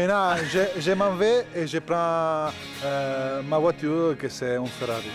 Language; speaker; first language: French; non-native, learner; Italian